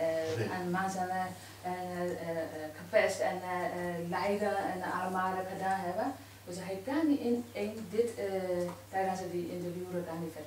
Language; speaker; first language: Dutch; non-native, learner; Burmese